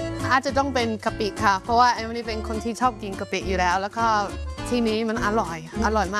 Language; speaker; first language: Thai; non-native, fluent; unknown